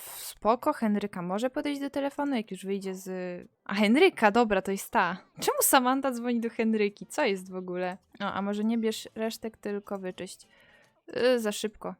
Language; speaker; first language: Polish; native; Polish